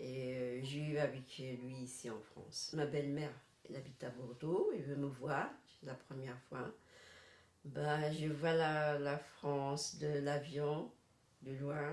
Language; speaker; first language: French; non-native, local second language; Arabic